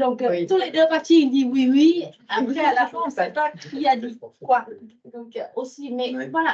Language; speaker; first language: French; non-native, fluent; Vietnamese